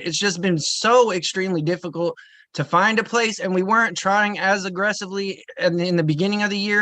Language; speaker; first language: English; native; English